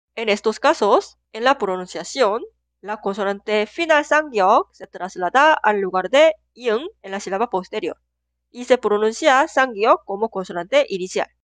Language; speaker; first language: Spanish; non-native, fluent; Korean